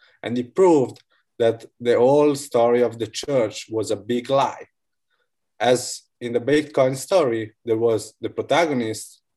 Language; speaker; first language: English; non-native, fluent; Italian